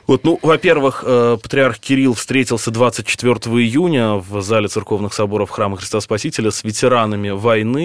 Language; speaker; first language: Russian; native; Russian